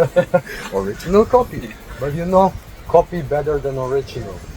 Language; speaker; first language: English; non-native, learner; German